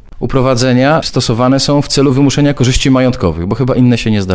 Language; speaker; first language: Polish; native; Polish